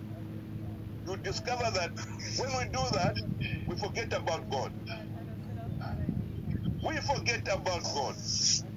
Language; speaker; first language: English; non-native, local second language; Bemba